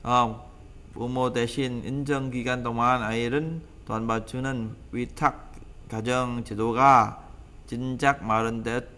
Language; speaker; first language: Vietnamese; native; Vietnamese